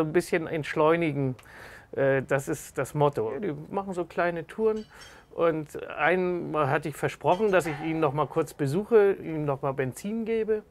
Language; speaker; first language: German; native; German